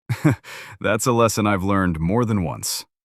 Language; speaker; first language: English; native; English